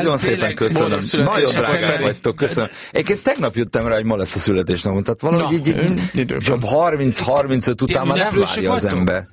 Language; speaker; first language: Hungarian; native; Hungarian